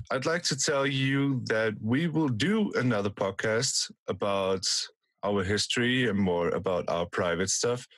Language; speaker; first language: English; non-native, fluent; German